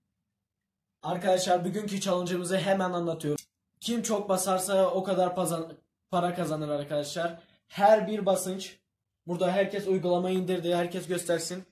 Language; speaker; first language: Turkish; early bilingual, other home language; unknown